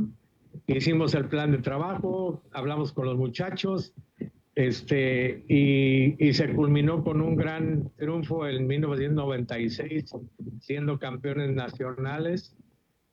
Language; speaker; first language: Spanish; native; Spanish